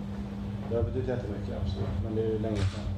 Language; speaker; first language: Swedish; native; Swedish